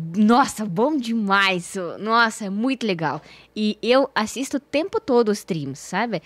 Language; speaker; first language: Portuguese; non-native, fluent; Russian